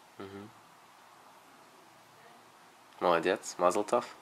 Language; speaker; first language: Russian; early bilingual, heritage; Russian